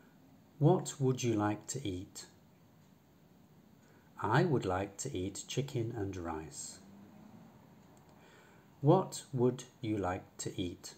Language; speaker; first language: English; non-native, fluent; Polish